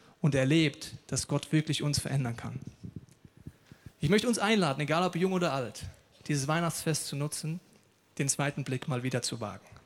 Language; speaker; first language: German; native; German